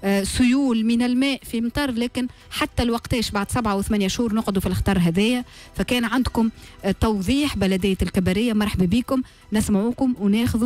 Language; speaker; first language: Arabic; native; Arabic